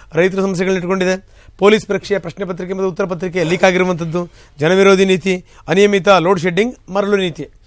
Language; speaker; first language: Kannada; native; Kannada